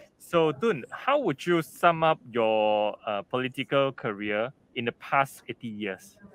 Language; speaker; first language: English; non-native, local second language; Chinese